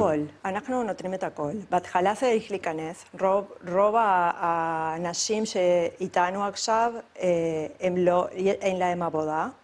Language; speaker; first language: Hebrew; non-native, fluent; Spanish